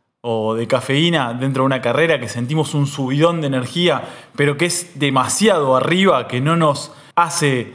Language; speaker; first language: Spanish; native; Spanish